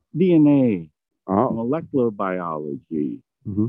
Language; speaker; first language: English; early bilingual, other home language; Vietnamese